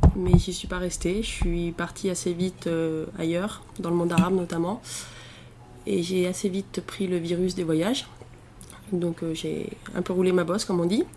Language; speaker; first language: French; native; French